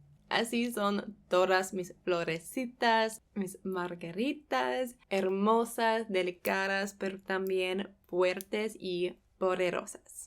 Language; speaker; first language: Spanish; non-native, fluent; English